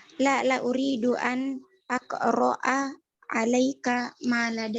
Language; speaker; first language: Arabic; non-native, learner; Indonesian